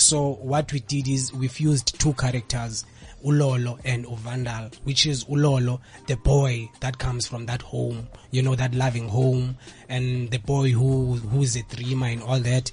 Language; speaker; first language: English; non-native, local second language; Xhosa